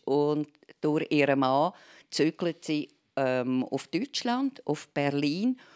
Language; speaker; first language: German; native; German